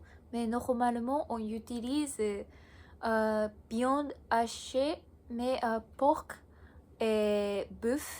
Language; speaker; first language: French; non-native, learner; Japanese